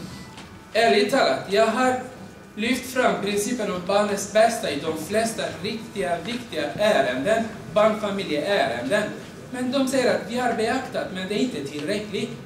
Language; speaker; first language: Swedish; non-native, fluent; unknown